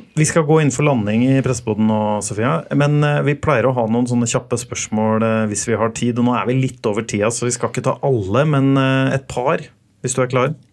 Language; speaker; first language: Norwegian; native; Norwegian